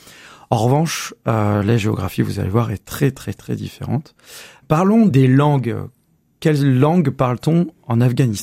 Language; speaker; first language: French; native; French